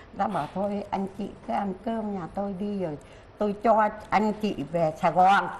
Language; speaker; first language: Vietnamese; early bilingual, heritage; Vietnamese